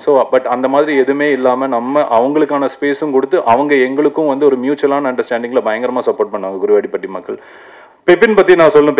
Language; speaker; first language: Tamil; native; Tamil